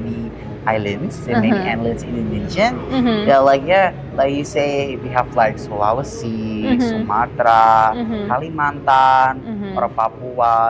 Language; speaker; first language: English; non-native, learner; Indonesian